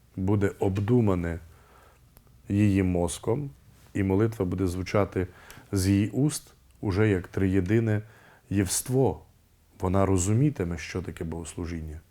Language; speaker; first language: Ukrainian; native; Ukrainian